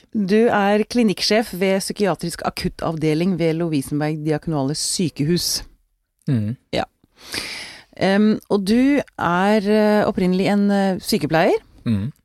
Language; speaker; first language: Norwegian; native; Norwegian